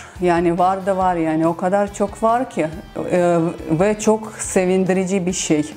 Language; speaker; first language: Turkish; non-native, fluent; Russian